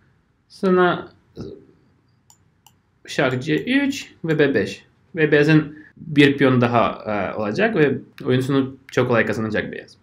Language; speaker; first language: Turkish; non-native, fluent; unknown